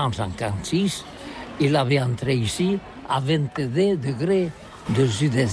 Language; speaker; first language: French; non-native, learner; Catalan